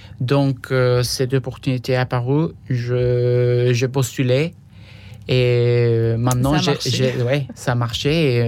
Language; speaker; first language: French; non-native, fluent; Spanish